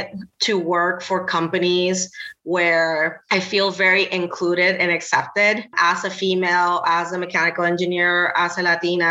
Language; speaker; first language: English; non-native, fluent; Spanish